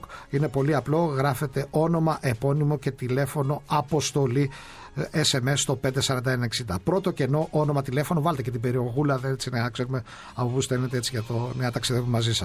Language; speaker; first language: Greek; native; Greek